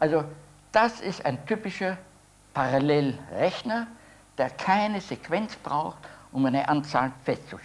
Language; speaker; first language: German; native; German